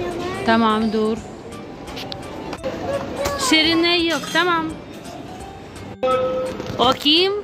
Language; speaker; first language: Turkish; non-native, learner; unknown